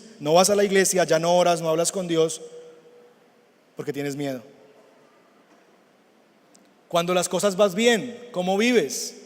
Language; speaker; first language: Spanish; native; Spanish